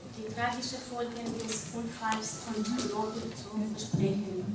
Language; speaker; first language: German; non-native, fluent; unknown